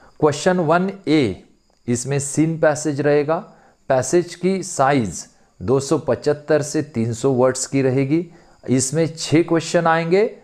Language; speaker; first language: Hindi; non-native, local second language; Marathi